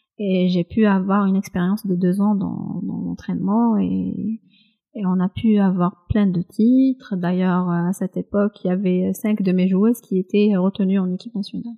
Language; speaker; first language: French; non-native, local second language; Kabyle